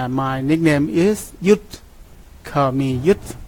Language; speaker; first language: English; non-native, learner; Thai